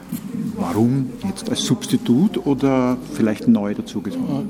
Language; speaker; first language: German; native; German